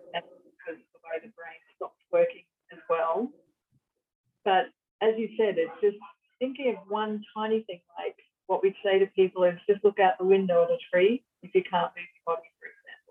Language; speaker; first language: English; native; English